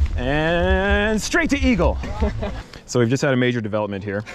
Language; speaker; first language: English; native; English